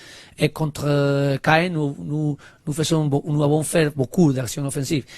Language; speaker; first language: French; non-native, learner; Spanish